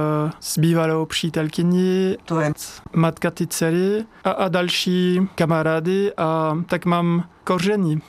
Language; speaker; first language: Czech; non-native, learner; French